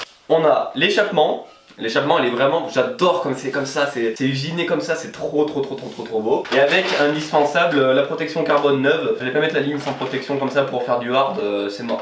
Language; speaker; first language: French; native; French